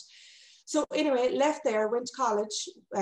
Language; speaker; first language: English; native; English